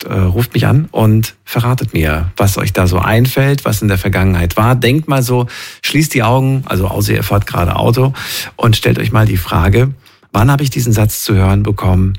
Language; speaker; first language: German; native; German